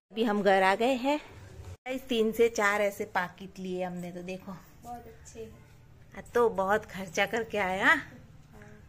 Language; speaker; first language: Hindi; non-native, local second language; Gujarati